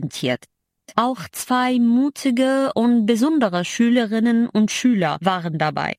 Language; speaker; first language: German; non-native, fluent; Arabic